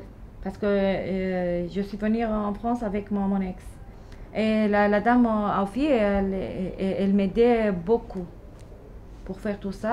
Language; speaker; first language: French; non-native, learner; Arabic